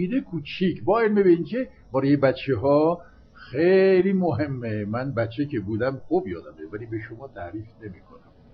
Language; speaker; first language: Persian; non-native, fluent; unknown